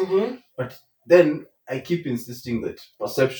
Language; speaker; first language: English; non-native, local second language; Swahili